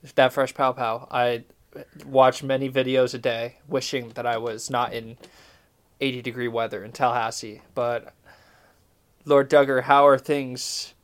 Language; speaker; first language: English; native; English